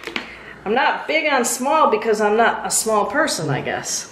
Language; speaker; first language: English; native; English